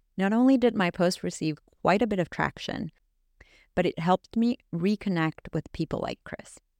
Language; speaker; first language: English; non-native, fluent; Spanish